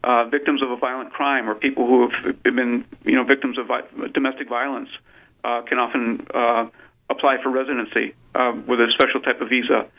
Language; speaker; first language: English; native; English